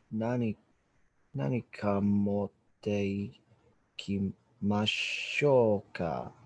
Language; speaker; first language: Japanese; non-native, learner; English